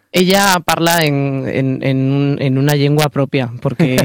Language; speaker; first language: Catalan; non-native, learner; Spanish